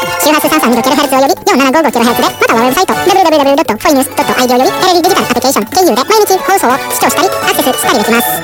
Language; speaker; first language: Japanese; non-native, fluent; Indonesian